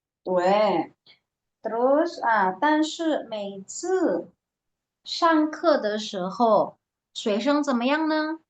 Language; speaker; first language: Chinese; non-native, fluent; Indonesian